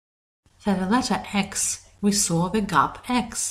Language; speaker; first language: English; native; English